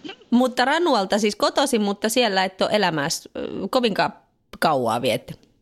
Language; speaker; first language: Finnish; native; Finnish